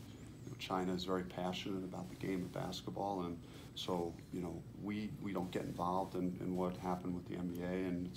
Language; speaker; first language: English; native; English